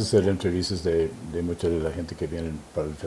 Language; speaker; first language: Spanish; non-native, fluent; English